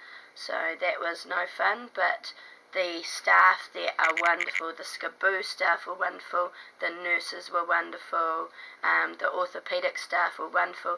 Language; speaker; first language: English; native; English